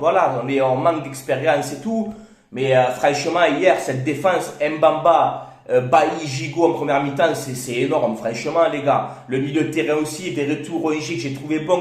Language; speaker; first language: French; native; French